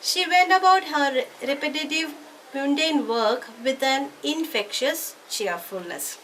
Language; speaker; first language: English; non-native, local second language; Malayalam